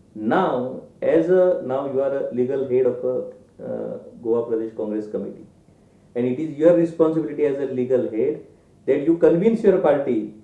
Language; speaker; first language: English; non-native, local second language; Marathi